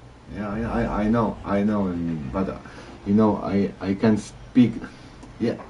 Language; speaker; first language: English; non-native, learner; Polish